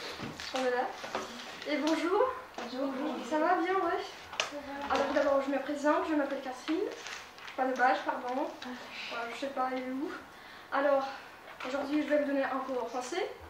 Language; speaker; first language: French; non-native, fluent; Russian